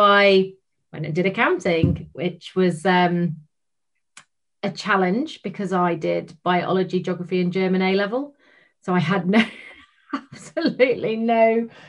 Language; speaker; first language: English; native; English